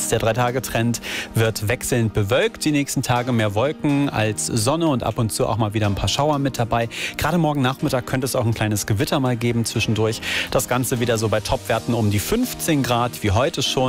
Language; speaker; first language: German; native; German